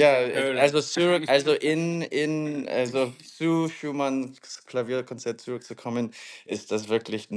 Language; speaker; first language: German; non-native, learner; English